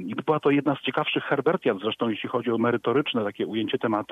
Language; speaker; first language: Polish; native; Polish